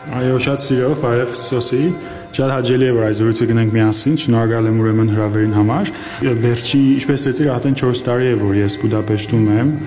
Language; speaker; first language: Armenian; early bilingual, heritage; Armenian